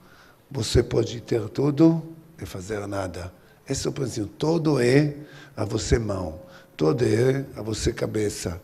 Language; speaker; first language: Portuguese; non-native, learner; Hebrew